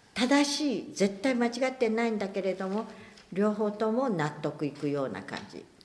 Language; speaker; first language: Japanese; native; Japanese